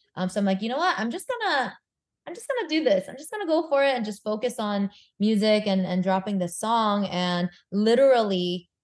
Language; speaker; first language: English; early bilingual, other home language; Korean